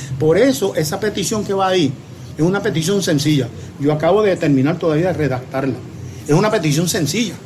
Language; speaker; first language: Spanish; native; Spanish